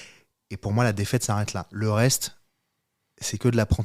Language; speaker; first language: French; native; French